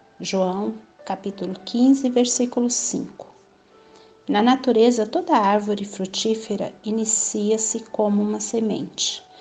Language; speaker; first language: Portuguese; native; Portuguese